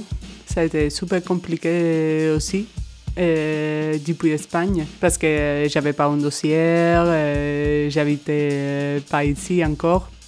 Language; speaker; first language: French; non-native, fluent; Spanish